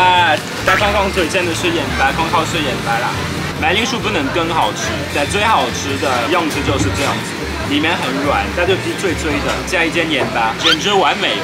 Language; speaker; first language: Chinese; non-native, fluent; French